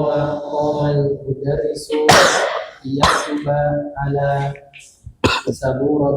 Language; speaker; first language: Arabic; non-native, learner; Indonesian